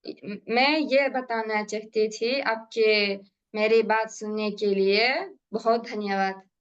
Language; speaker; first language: Hindi; non-native, learner; Uzbek